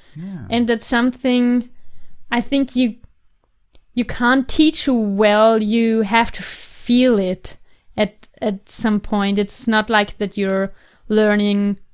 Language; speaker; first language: English; non-native, fluent; German